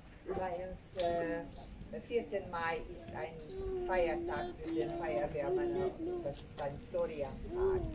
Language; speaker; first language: German; non-native, learner; Hungarian